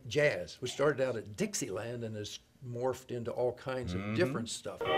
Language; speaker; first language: English; native; English